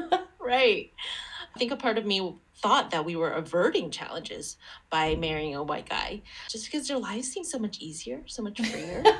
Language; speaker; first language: English; early bilingual, other home language; Chinese